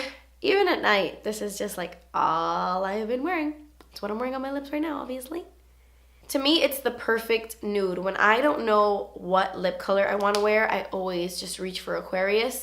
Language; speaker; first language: English; native; English